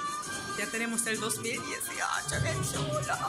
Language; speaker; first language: Spanish; native; Spanish